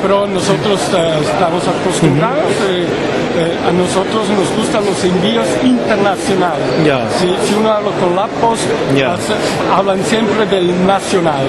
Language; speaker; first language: Spanish; non-native, learner; French